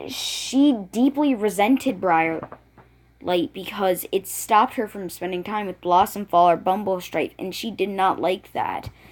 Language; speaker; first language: English; native; English